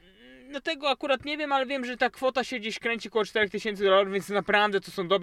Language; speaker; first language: Polish; native; Polish